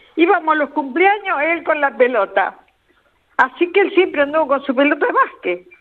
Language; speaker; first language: Spanish; native; Spanish